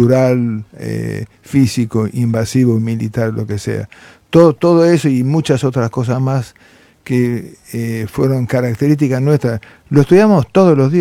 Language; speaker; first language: Spanish; non-native, local second language; Armenian